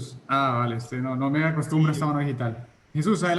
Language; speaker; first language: Spanish; native; Spanish